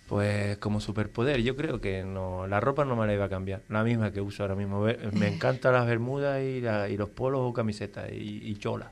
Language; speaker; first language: Spanish; native; Spanish